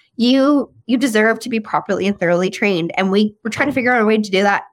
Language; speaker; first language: English; native; English